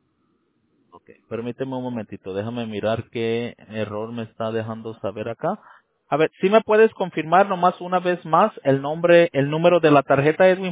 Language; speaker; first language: Spanish; native; Spanish